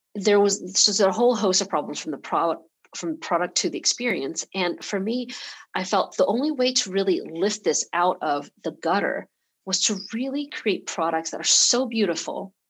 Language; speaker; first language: English; early bilingual, other home language; Chinese